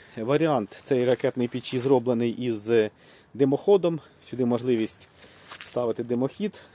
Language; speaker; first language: Ukrainian; native; Ukrainian